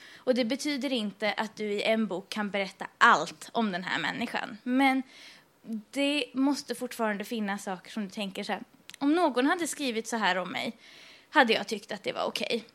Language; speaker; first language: Swedish; early bilingual, other home language; Persian